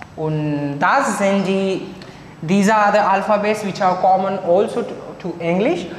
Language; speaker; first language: English; non-native, local second language; Marathi